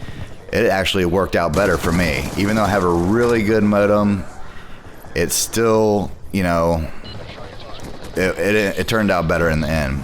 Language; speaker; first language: English; native; English